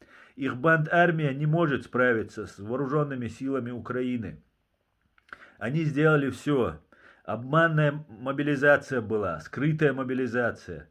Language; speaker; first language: Russian; non-native, local second language; Chechen